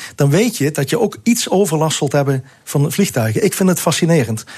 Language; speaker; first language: Dutch; native; Dutch